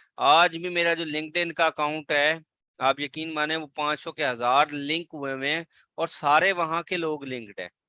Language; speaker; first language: Urdu; native; Urdu